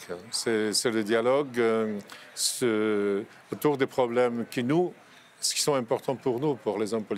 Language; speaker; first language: French; non-native, fluent; Polish